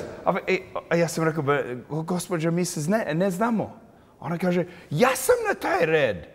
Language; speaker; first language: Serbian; early bilingual, heritage; English